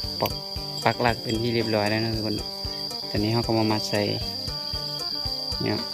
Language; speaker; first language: Thai; non-native, local second language; Northeastern Thai